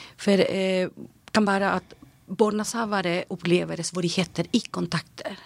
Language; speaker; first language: Swedish; non-native, fluent; Spanish